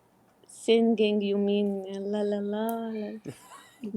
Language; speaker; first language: English; non-native, learner; Arabic